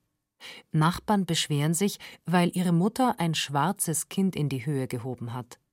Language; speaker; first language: German; native; German